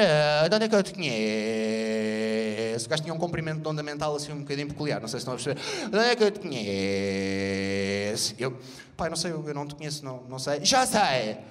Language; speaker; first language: Portuguese; native; Portuguese